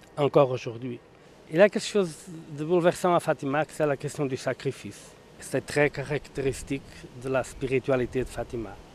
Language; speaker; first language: French; non-native, fluent; Portuguese